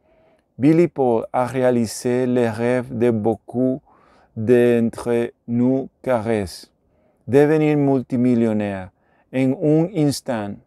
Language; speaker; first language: French; non-native, learner; Spanish